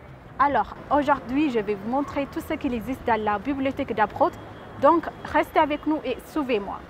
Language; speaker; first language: French; non-native, learner; Amharic